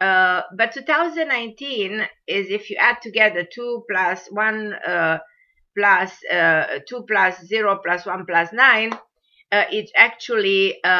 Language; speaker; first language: English; non-native, fluent; Romanian